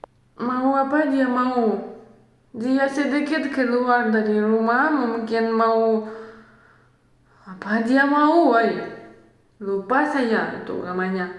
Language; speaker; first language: Indonesian; non-native, learner; Russian